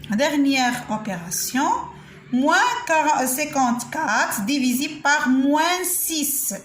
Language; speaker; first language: French; non-native, local second language; Arabic